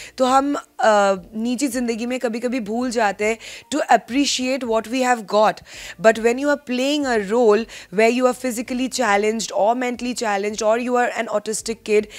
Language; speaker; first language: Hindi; non-native, local second language; Bangla